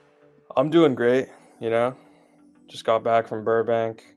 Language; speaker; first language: English; native; English